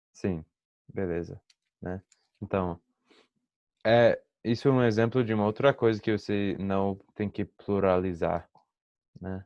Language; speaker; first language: Portuguese; non-native, fluent; English